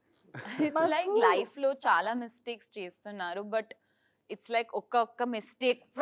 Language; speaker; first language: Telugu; non-native, learner; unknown